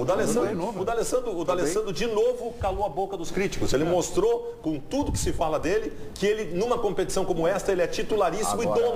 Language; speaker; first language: Portuguese; native; Portuguese